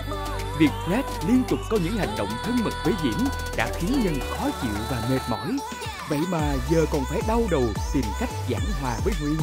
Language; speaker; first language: Vietnamese; native; Vietnamese